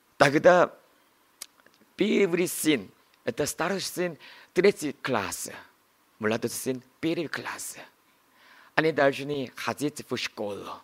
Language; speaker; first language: Russian; non-native, learner; Korean